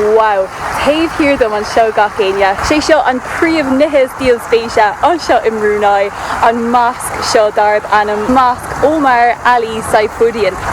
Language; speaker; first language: Irish; native; Irish